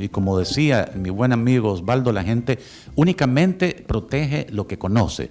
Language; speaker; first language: Spanish; native; Spanish